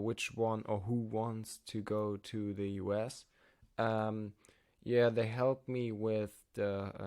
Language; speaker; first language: English; non-native, learner; German